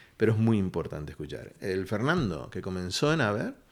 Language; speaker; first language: Spanish; native; Spanish